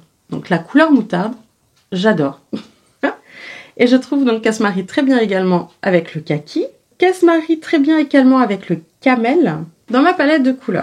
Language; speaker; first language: French; native; French